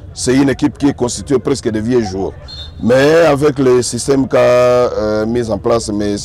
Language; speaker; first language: French; non-native, local second language; Swahili